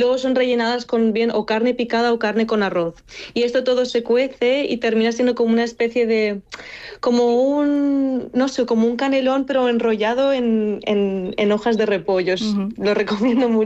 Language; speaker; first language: Spanish; non-native, fluent; Bulgarian